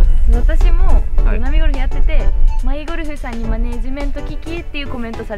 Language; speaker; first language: Japanese; native; Japanese